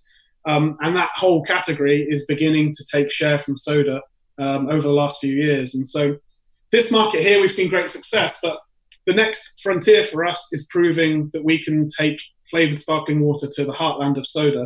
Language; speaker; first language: English; native; English